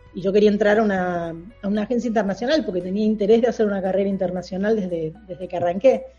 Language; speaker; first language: Spanish; native; Spanish